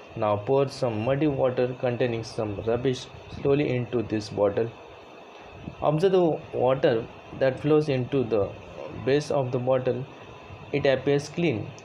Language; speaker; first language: English; non-native, local second language; Marathi